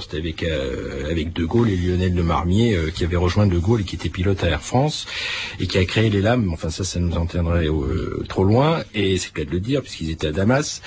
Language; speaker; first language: French; native; French